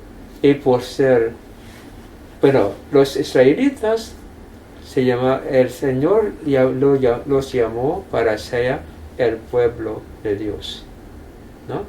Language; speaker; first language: Spanish; non-native, fluent; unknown